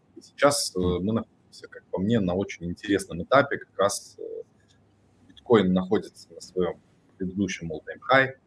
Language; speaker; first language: Russian; native; Russian